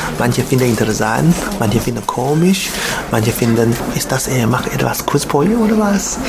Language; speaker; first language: German; non-native, learner; Chinese